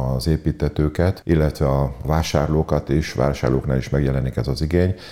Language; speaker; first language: Hungarian; native; Hungarian